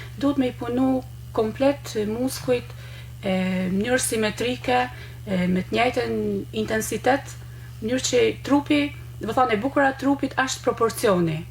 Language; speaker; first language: Albanian; native; Albanian